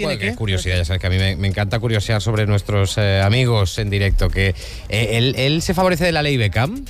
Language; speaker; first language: Spanish; native; Spanish